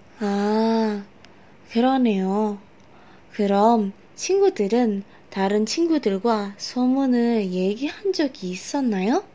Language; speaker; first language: Korean; non-native, learner; Indonesian